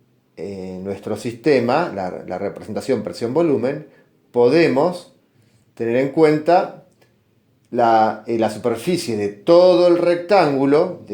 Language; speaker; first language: Spanish; native; Spanish